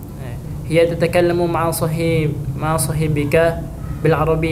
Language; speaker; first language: Arabic; non-native, learner; Indonesian